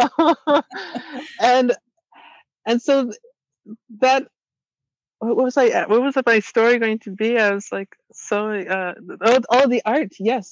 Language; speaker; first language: English; non-native, fluent; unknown